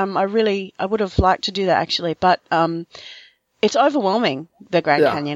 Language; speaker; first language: English; native; English